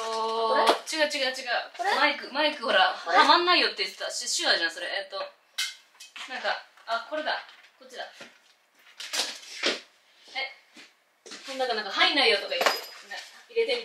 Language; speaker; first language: Japanese; native; Japanese